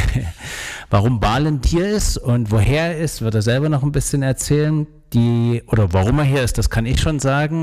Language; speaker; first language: German; native; German